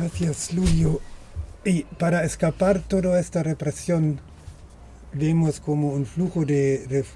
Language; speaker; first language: Spanish; non-native, fluent; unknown